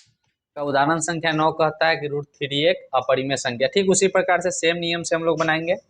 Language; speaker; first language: Hindi; native; Hindi